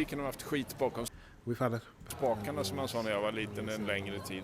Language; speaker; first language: Swedish; native; Swedish